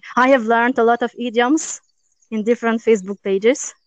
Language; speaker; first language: English; non-native, learner; Albanian